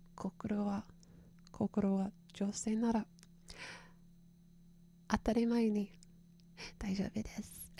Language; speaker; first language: Japanese; non-native, learner; English